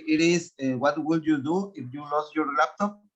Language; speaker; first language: English; non-native, learner; Spanish